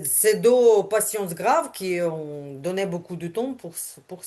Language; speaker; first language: French; non-native, learner; Ukrainian